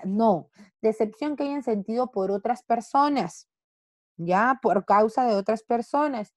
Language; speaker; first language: Spanish; native; Spanish